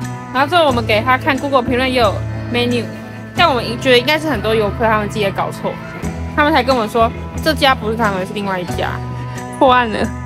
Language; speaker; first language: Chinese; native; Chinese